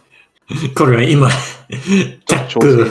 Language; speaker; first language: Japanese; non-native, learner; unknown